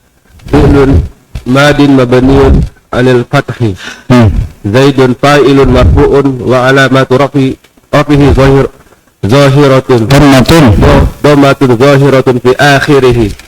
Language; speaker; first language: Arabic; non-native, learner; Indonesian